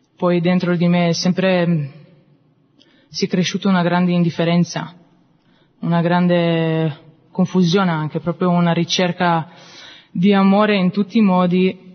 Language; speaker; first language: Italian; non-native, fluent; German